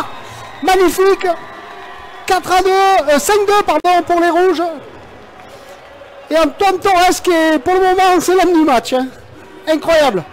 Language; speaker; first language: French; native; French